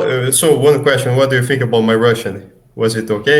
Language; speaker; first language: English; non-native, fluent; Portuguese